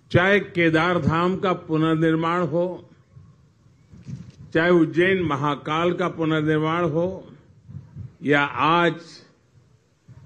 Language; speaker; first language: Hindi; non-native, local second language; Gujarati